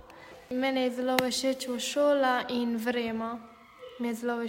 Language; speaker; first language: Slovenian; non-native, learner; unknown